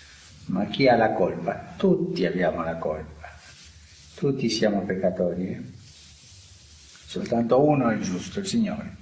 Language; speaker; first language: Italian; early bilingual, heritage; Italian